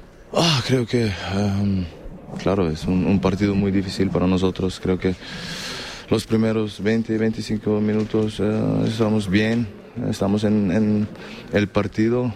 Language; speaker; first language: Spanish; non-native, learner; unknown